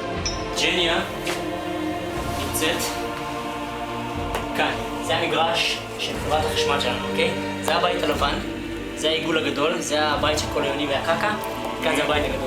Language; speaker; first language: Hebrew; native; Hebrew